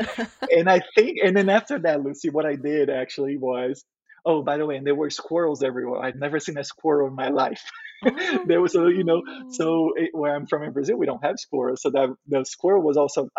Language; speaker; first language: English; non-native, fluent; Portuguese